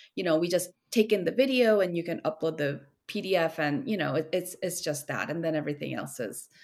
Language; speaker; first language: English; early bilingual, other home language; Korean